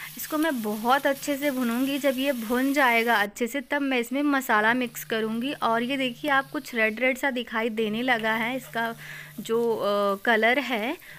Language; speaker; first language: Hindi; native; Hindi